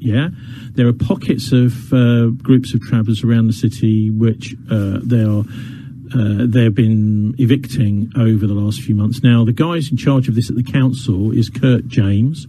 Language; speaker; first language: English; native; English